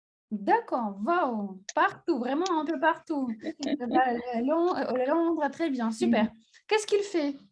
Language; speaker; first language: French; non-native, fluent; Russian